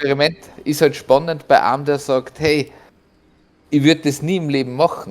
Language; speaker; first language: German; native; German